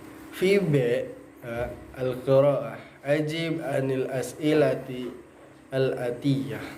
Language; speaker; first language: Arabic; non-native, learner; Indonesian